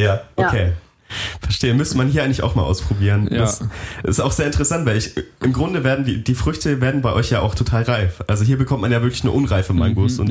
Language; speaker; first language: German; native; German